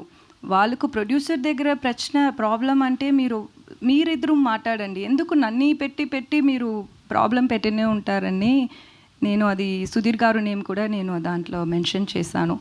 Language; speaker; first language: Telugu; non-native, fluent; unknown